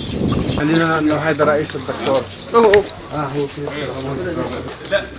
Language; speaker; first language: Arabic; native; Arabic